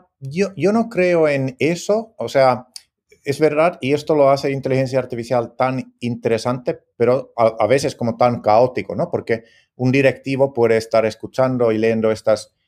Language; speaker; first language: Spanish; non-native, fluent; Finnish